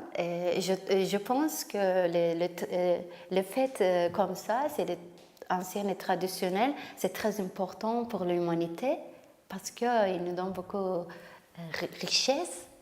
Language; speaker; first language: French; non-native, learner; Kurdish